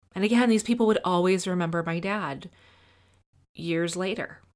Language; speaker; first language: English; native; English